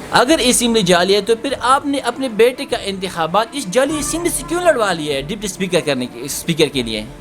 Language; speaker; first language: Urdu; non-native, local second language; Pashto